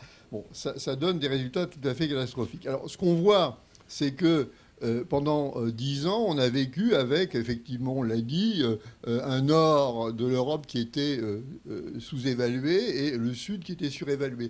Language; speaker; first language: French; native; French